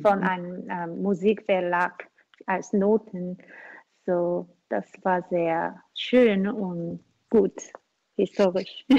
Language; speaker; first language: German; non-native, learner; Korean